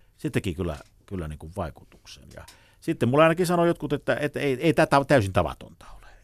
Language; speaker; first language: Finnish; native; Finnish